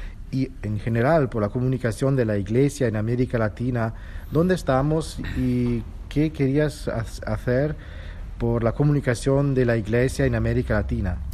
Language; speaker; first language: Spanish; non-native, fluent; Italian